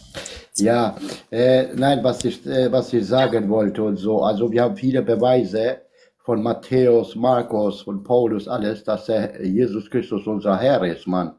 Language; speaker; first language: German; non-native, fluent; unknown